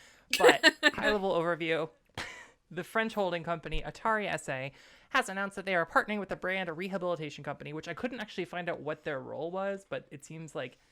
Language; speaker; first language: English; native; English